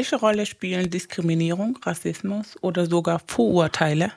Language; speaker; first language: German; non-native, fluent; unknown